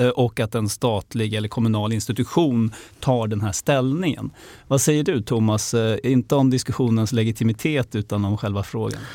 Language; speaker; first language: Swedish; native; Swedish